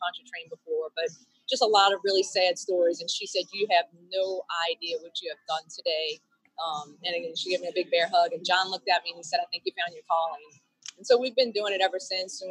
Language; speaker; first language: English; native; English